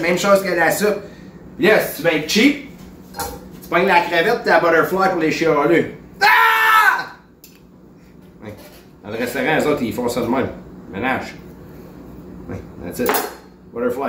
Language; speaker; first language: French; native; French